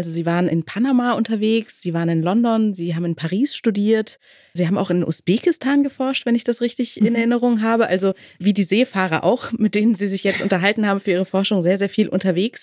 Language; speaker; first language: German; native; German